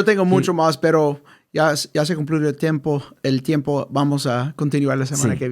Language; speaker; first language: Spanish; early bilingual, heritage; English